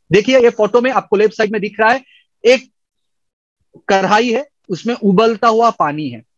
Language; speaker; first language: Hindi; non-native, local second language; Bangla